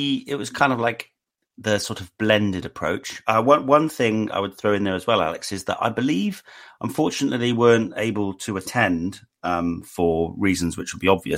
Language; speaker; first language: English; native; English